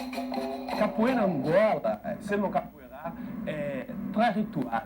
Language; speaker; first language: French; non-native, fluent; Portuguese